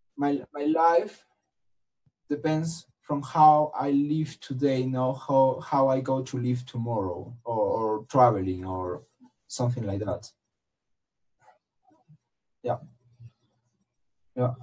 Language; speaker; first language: English; non-native, learner; Spanish